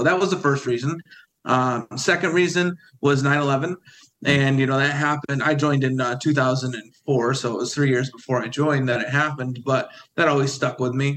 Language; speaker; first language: English; native; English